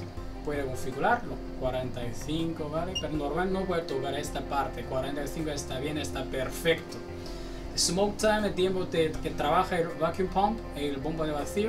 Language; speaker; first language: Spanish; non-native, learner; Chinese